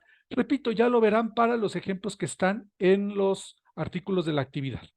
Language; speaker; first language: Spanish; native; Spanish